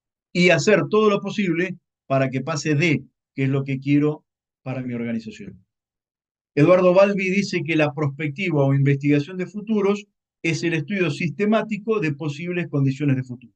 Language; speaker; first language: Spanish; native; Spanish